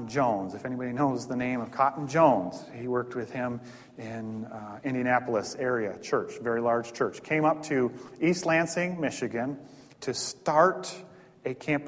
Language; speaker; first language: English; native; English